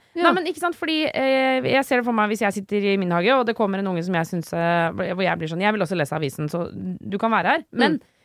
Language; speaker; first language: Norwegian; native; Norwegian